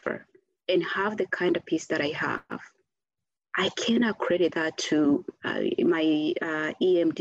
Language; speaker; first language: English; non-native, local second language; Kinyarwanda